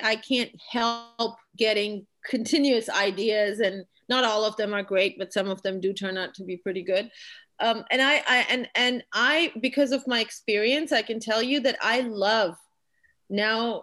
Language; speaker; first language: English; non-native, local second language; Urdu